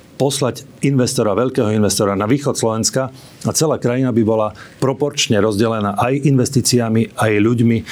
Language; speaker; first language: Slovak; native; Slovak